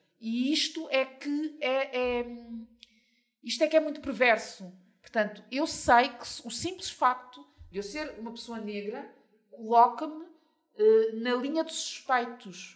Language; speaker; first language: Portuguese; native; Portuguese